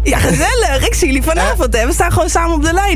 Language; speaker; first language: Dutch; native; Dutch